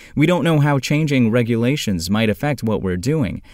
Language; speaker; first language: English; non-native, fluent; Turkish